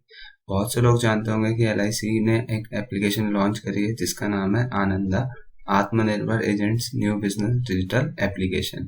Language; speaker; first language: Hindi; native; Hindi